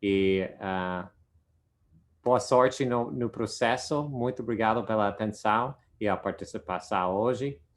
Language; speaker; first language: Portuguese; non-native, fluent; English